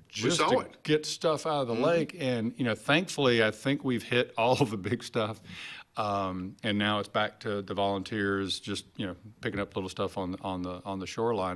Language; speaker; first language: English; native; English